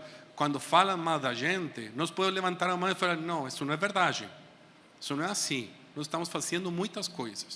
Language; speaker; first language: Portuguese; non-native, fluent; Spanish